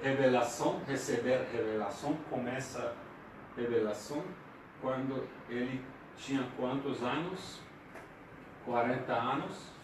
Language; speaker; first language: Portuguese; non-native, fluent; Persian